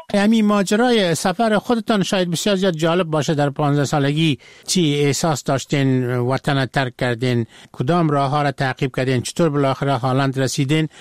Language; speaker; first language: Persian; native; Persian